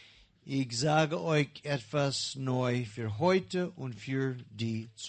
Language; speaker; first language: German; non-native, learner; English